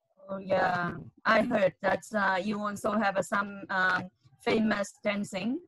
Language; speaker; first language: English; non-native, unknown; Vietnamese